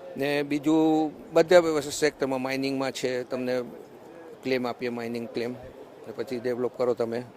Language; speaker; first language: Gujarati; early bilingual, heritage; Gujarati